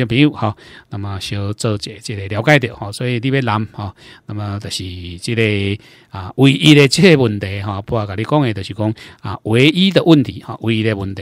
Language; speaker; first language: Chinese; non-native, local second language; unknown